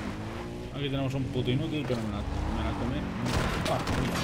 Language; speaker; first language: Spanish; native; Spanish